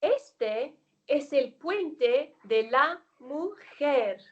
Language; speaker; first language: Spanish; non-native, fluent; Welsh